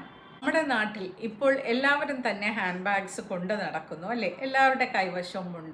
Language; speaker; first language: Malayalam; native; Malayalam